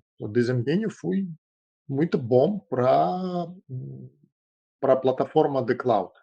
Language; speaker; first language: Portuguese; non-native, fluent; Russian